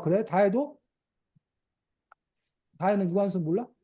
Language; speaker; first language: Korean; native; Korean